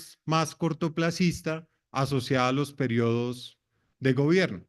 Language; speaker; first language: Spanish; native; Spanish